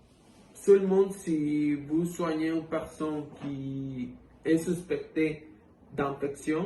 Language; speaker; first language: French; non-native, fluent; Spanish